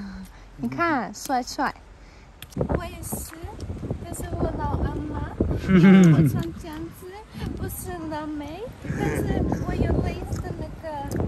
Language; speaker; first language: Chinese; non-native, learner; Russian